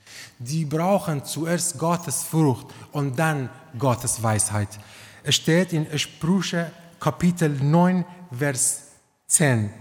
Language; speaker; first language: German; non-native, learner; Romanian